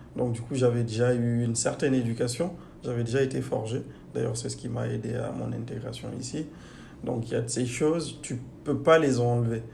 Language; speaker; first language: French; non-native, local second language; Fula